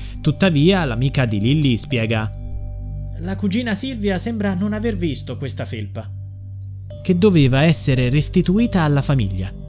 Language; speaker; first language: Italian; native; Italian